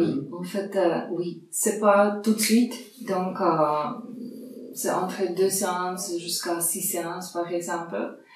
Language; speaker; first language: French; non-native, fluent; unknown